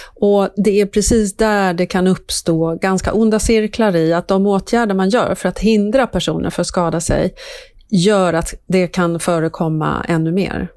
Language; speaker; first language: Swedish; native; Swedish